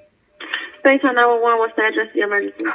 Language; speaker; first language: English; native; English